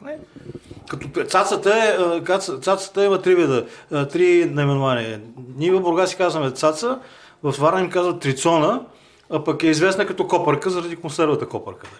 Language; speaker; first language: Bulgarian; native; Bulgarian